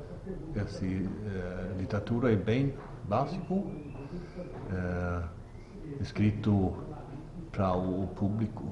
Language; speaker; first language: Portuguese; non-native, learner; Swedish